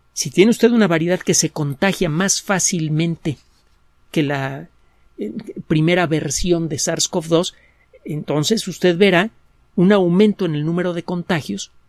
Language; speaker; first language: Spanish; native; Spanish